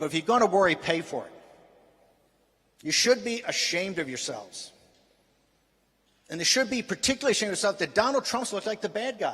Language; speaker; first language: English; native; English